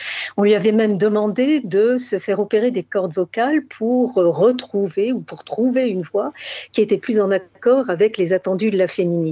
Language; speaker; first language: French; native; French